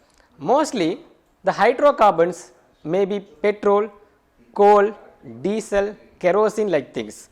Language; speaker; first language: English; non-native, local second language; Tamil